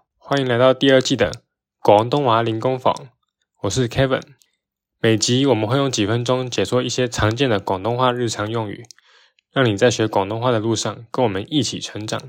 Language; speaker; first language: Chinese; native; Chinese